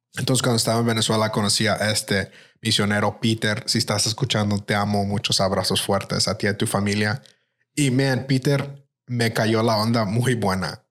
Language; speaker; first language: Spanish; early bilingual, heritage; Spanish